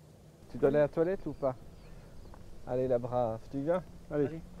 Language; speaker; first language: French; native; French